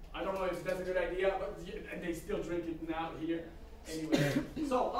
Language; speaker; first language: English; non-native, fluent; Slovak